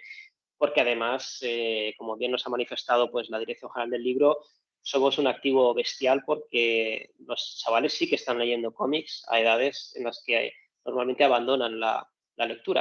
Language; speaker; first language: Spanish; native; Spanish